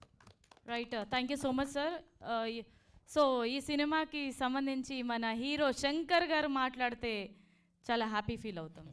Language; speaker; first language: Telugu; native; Telugu